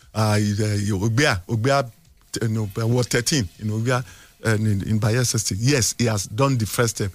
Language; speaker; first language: English; non-native, local second language; Yoruba